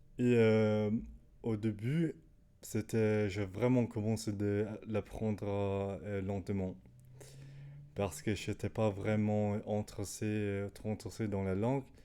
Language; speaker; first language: French; non-native, learner; Danish